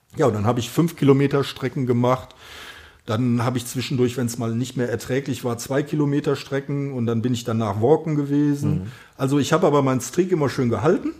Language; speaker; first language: German; native; German